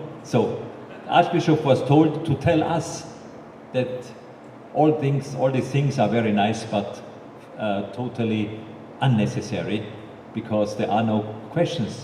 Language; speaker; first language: English; non-native, fluent; German